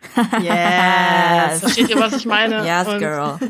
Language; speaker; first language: German; early bilingual, other home language; Vietnamese